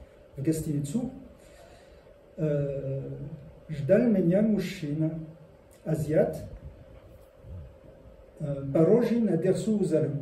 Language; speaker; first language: Russian; non-native, learner; French